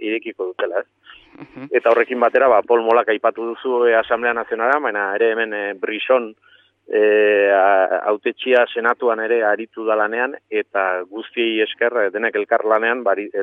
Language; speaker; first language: Basque; native; Basque